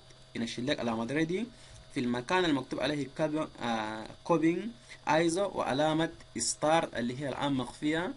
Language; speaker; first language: Arabic; native; Arabic